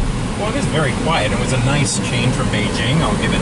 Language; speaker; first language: English; native; English